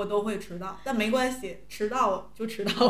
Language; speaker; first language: Chinese; native; Chinese